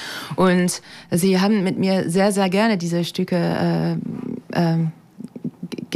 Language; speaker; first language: German; non-native, fluent; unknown